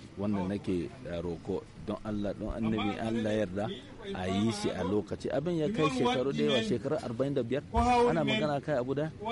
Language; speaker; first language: Hausa; non-native, local second language; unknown